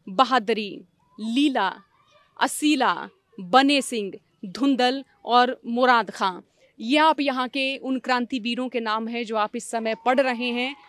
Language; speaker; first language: Hindi; native; Hindi